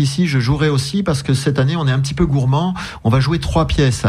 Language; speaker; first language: French; native; French